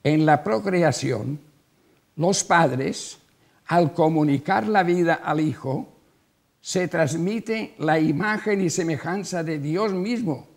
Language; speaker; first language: Spanish; non-native, local second language; Catalan